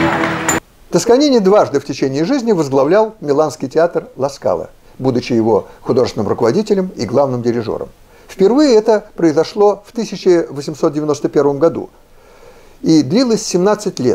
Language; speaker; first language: Russian; native; Russian